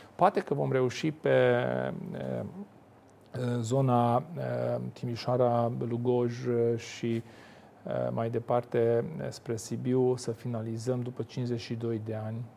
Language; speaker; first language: Romanian; non-native, local second language; Hungarian